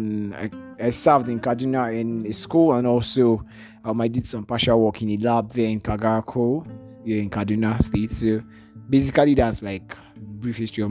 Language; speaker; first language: English; non-native, local second language; Igbo